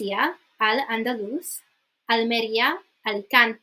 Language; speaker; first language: Spanish; non-native, fluent; English